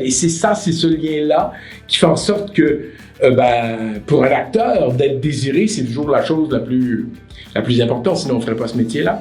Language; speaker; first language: French; native; French